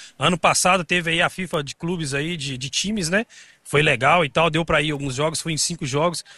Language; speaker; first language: Portuguese; native; Portuguese